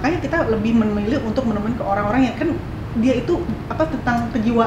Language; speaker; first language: Indonesian; native; Indonesian